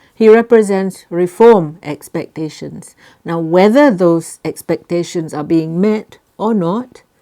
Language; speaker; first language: English; non-native, local second language; Malay